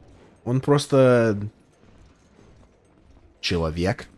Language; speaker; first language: Russian; non-native, learner; English